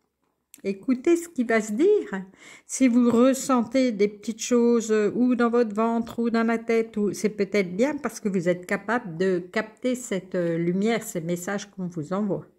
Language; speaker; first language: French; native; French